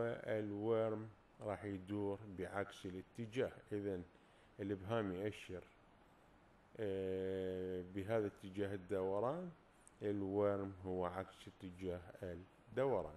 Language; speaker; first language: Arabic; native; Arabic